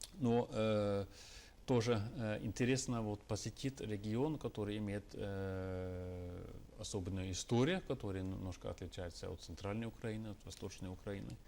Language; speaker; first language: Russian; non-native, fluent; Norwegian